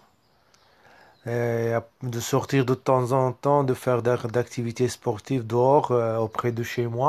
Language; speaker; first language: French; non-native, learner; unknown